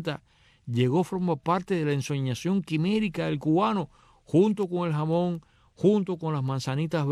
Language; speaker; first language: Spanish; native; Spanish